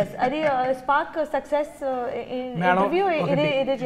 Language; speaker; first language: Telugu; non-native, learner; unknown